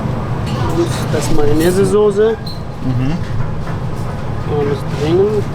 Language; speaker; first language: German; non-native, learner; Turkish